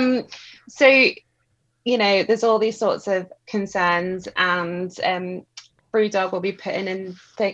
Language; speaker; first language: English; native; English